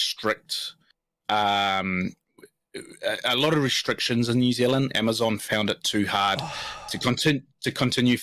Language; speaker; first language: English; native; English